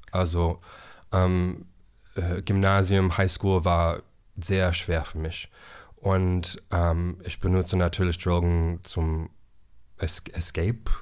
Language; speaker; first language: German; non-native, learner; English